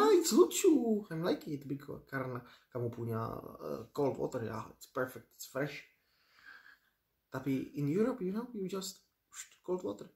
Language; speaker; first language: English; non-native, learner; Czech